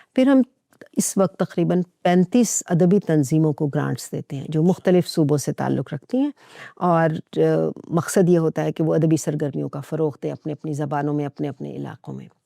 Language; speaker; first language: Urdu; non-native, local second language; Punjabi